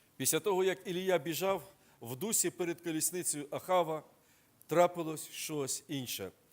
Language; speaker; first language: Ukrainian; non-native, local second language; Russian